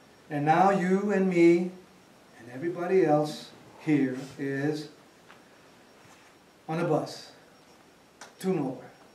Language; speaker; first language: English; early bilingual, other home language; Spanish